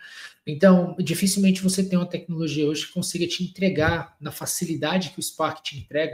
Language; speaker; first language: Portuguese; native; Portuguese